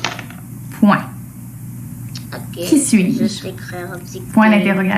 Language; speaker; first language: French; native; French